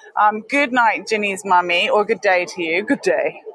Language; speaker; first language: English; native; English